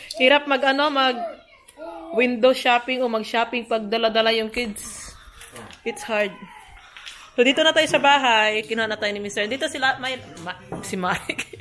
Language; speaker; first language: Filipino; native; Filipino